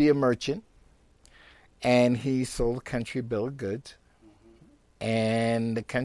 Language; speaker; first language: English; native; English